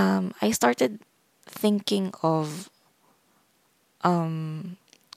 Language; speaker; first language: English; non-native, local second language; Filipino